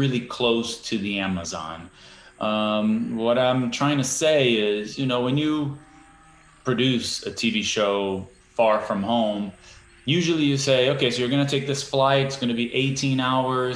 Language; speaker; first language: English; non-native, fluent; Portuguese